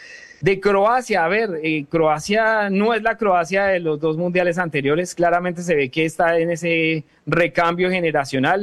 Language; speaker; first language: Spanish; native; Spanish